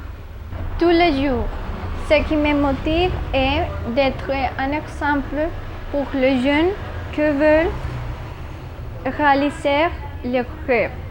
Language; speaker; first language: French; non-native, learner; Spanish